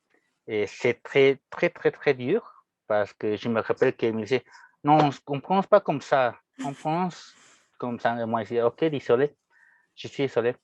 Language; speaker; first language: French; non-native, fluent; Spanish